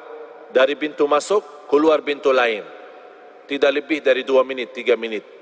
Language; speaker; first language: Indonesian; non-native, fluent; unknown